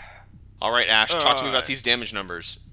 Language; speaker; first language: English; native; English